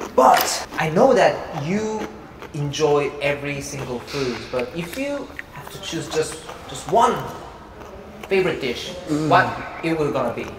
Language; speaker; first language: English; non-native, fluent; Korean